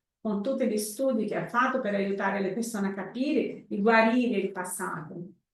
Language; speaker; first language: Italian; non-native, fluent; Portuguese